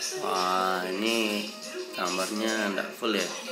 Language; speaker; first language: Indonesian; native; Indonesian